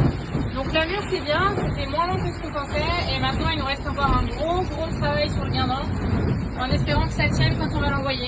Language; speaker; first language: French; native; French